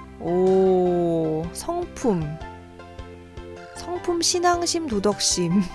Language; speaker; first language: Korean; native; Korean